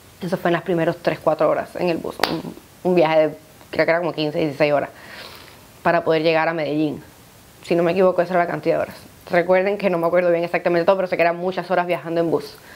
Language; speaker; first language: Spanish; native; Spanish